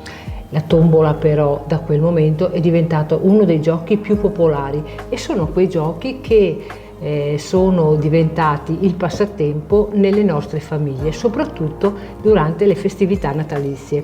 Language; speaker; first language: Italian; native; Italian